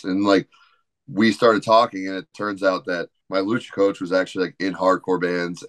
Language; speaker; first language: English; native; English